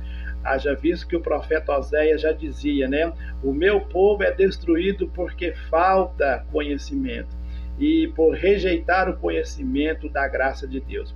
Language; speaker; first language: Portuguese; native; Portuguese